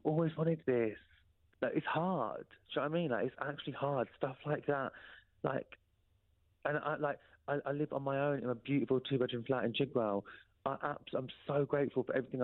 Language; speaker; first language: English; native; English